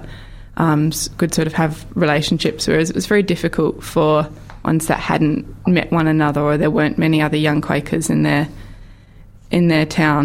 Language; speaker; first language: English; native; English